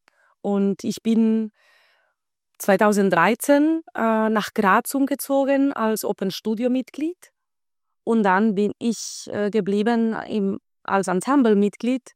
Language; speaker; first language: German; non-native, fluent; Spanish